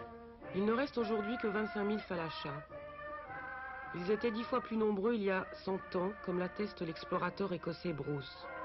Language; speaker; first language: French; native; French